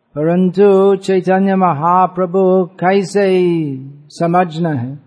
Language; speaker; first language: Hindi; non-native, fluent; English